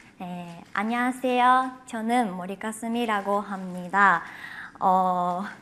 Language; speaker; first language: Korean; non-native, learner; Japanese